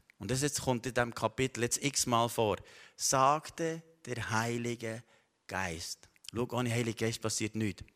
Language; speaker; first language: German; native; German